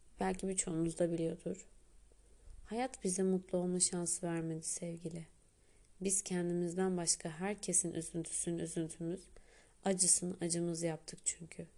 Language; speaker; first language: Turkish; native; Turkish